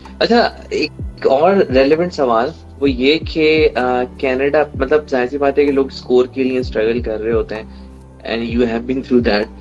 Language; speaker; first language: Urdu; native; Urdu